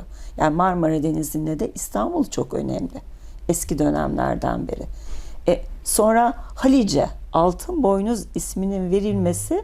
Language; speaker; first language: Turkish; native; Turkish